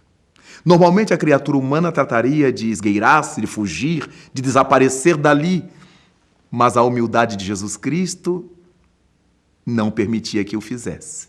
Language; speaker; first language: Portuguese; native; Portuguese